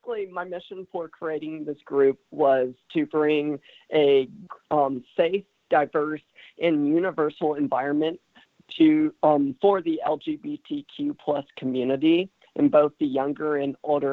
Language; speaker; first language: English; native; English